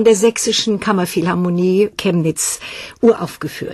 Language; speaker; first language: German; native; German